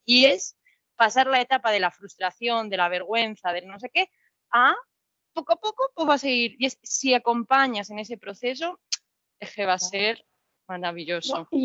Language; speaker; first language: Spanish; native; Spanish